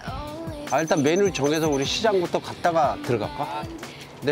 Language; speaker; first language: Korean; native; Korean